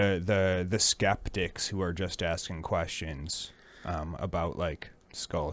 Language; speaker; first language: English; native; English